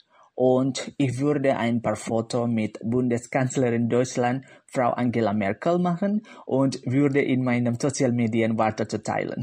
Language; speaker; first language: German; non-native, fluent; Indonesian